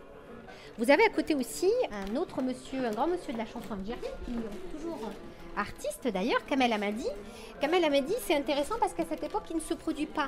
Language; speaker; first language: French; native; French